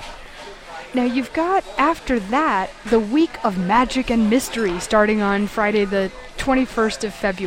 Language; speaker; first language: English; native; English